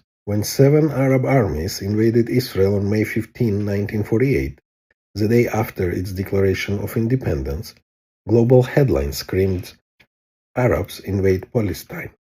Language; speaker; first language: English; non-native, fluent; Hebrew